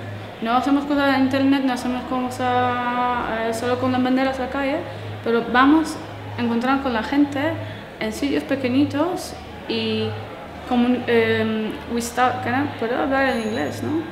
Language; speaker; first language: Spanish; non-native, learner; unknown